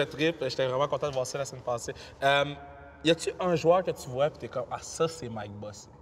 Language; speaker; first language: French; native; French